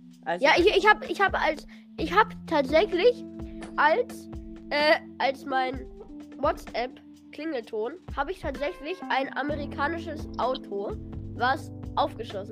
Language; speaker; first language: German; native; German